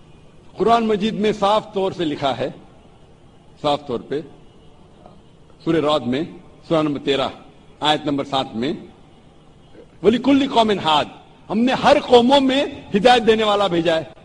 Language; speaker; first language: Hindi; non-native, local second language; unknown